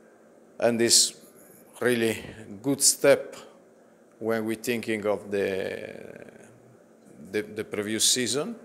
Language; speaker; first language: English; non-native, learner; Italian